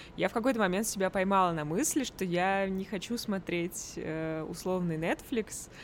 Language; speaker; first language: Russian; native; Russian